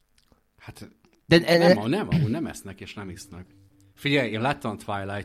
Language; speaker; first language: Hungarian; native; Hungarian